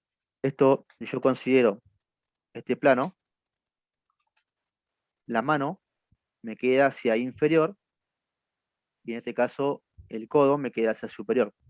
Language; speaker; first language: Spanish; native; Spanish